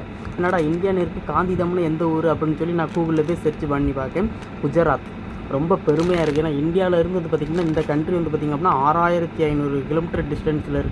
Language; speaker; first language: Tamil; native; Tamil